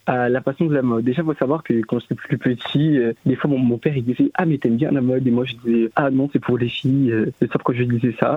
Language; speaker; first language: French; native; French